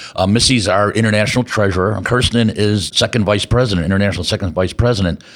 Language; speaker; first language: English; native; English